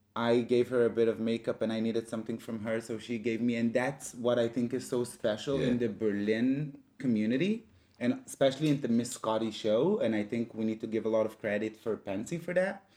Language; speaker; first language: English; non-native, fluent; Hebrew